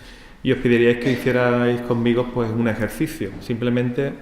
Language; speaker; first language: Spanish; native; Spanish